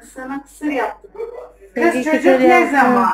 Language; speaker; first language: Turkish; native; Turkish